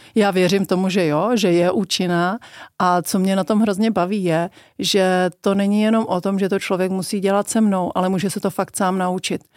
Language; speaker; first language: Czech; native; Czech